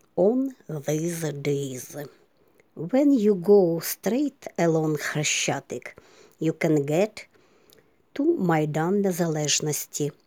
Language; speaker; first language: English; non-native, fluent; Ukrainian